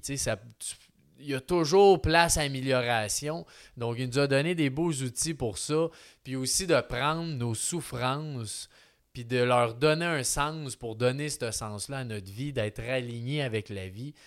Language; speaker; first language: French; native; French